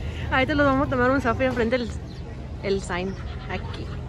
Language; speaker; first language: Spanish; early bilingual, heritage; Spanish